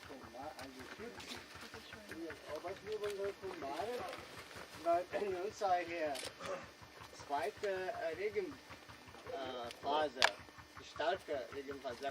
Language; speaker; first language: German; non-native, learner; Arabic